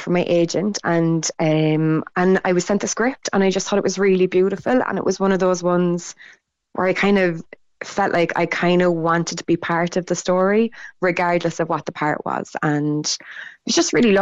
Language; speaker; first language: English; non-native, local second language; Irish